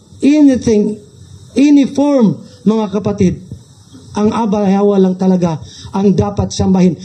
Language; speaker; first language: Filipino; non-native, local second language; Cebuano